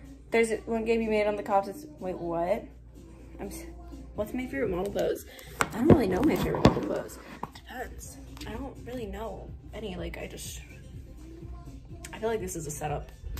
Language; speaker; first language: English; early bilingual, other home language; Spanish